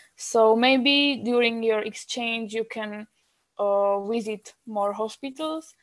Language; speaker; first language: English; non-native, fluent; Slovak